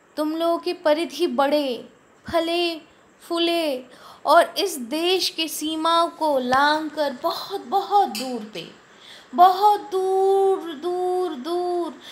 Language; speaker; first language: Hindi; non-native, local second language; Bangla